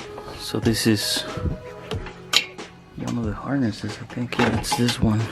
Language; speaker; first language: English; native; English